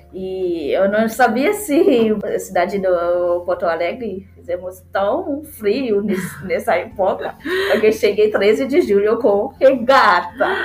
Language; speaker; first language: Portuguese; non-native, learner; Haitian Creole